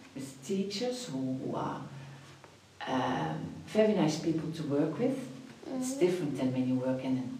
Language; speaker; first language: English; non-native, fluent; Dutch